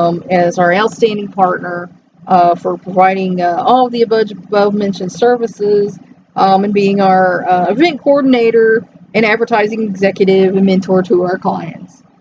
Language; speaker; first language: English; native; English